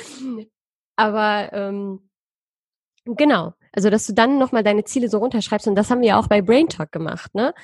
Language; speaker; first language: German; early bilingual, other home language; Persian